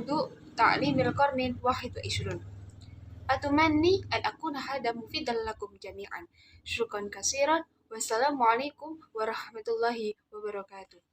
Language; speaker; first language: Arabic; non-native, learner; Indonesian